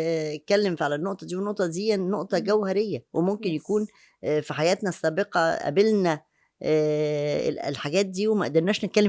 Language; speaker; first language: Arabic; native; Arabic